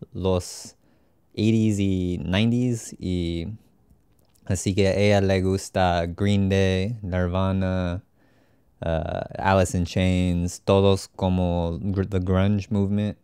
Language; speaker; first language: Spanish; non-native, learner; English